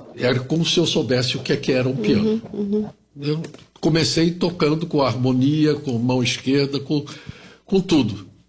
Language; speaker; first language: Portuguese; early bilingual, other home language; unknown